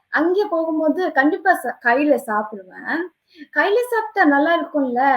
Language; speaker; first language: Tamil; non-native, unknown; Japanese